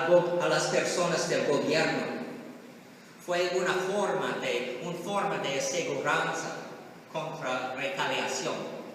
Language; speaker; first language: Spanish; non-native, learner; English